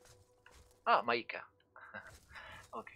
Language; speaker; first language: Japanese; non-native, learner; French